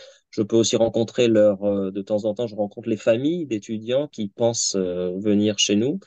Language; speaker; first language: French; native; French